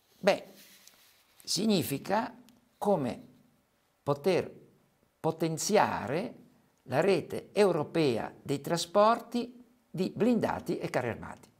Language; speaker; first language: Italian; native; Italian